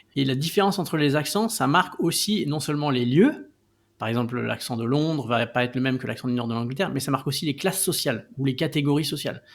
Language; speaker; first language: French; native; French